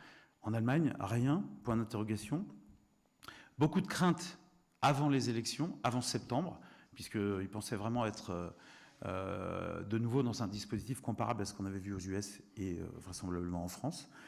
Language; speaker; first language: French; native; French